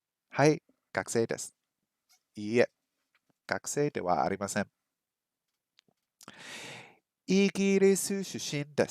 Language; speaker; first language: Japanese; non-native, learner; English